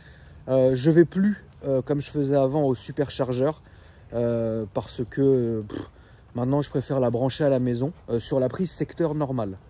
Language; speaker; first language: French; native; French